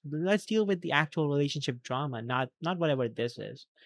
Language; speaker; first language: English; native; English